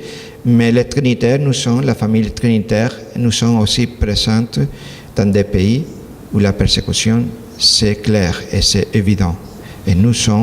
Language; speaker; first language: French; non-native, learner; Spanish